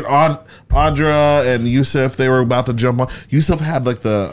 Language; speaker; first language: English; native; English